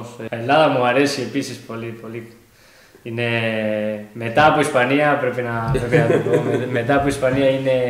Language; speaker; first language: Greek; non-native, learner; Spanish